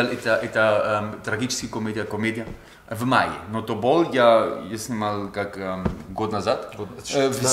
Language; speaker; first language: Russian; non-native, learner; German